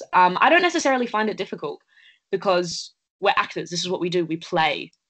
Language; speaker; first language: English; native; English